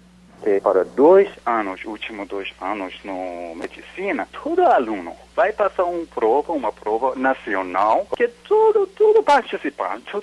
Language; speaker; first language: Portuguese; non-native, learner; Persian